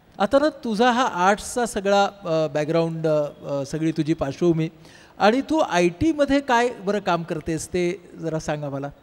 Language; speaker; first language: Marathi; native; Marathi